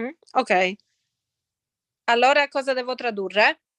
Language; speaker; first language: Italian; non-native, fluent; Polish